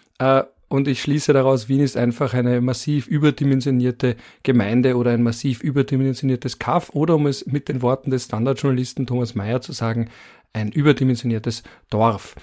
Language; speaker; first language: German; native; German